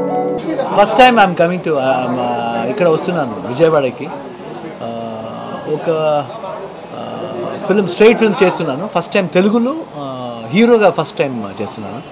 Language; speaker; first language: Telugu; non-native, learner; Kannada